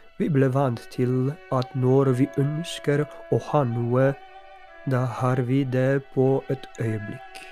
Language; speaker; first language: Norwegian; non-native, fluent; Polish